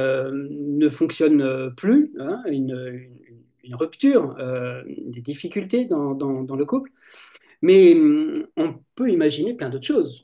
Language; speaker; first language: French; native; French